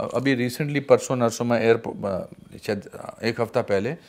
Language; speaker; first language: Hindi; native; Hindi